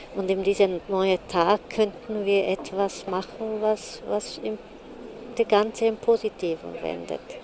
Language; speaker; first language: German; non-native, fluent; Hungarian